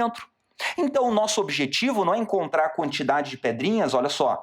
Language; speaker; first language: Portuguese; native; Portuguese